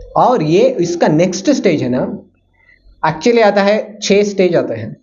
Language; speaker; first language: Hindi; non-native, local second language; Kannada